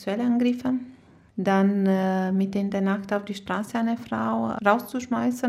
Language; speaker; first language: German; non-native, fluent; Romanian